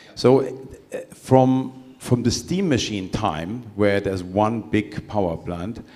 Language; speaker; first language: English; non-native, fluent; German